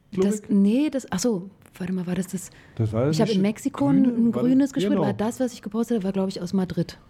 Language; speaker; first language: German; native; German